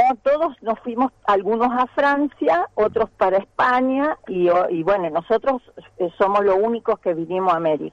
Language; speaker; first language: Spanish; native; Spanish